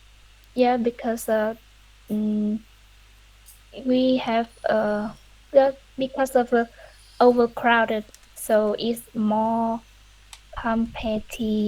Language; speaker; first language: English; non-native, learner; Vietnamese